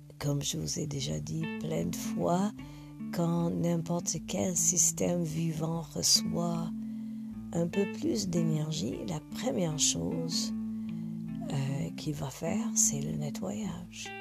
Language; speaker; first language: French; non-native, fluent; English